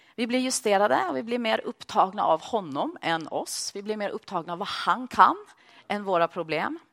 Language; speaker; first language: Swedish; native; Swedish